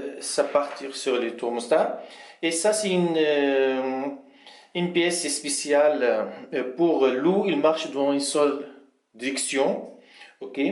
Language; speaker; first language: French; non-native, fluent; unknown